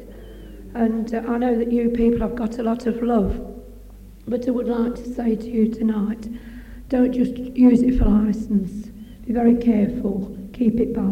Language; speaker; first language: English; native; English